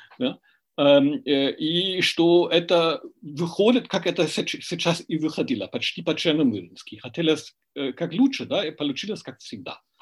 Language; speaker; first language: Russian; non-native, fluent; German